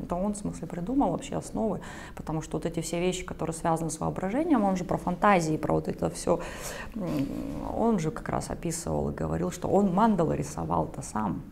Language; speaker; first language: Russian; native; Russian